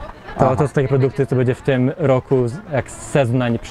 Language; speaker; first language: Polish; early bilingual, heritage; Polish